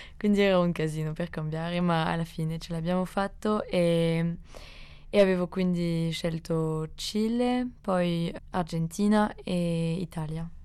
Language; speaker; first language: Italian; non-native, fluent; French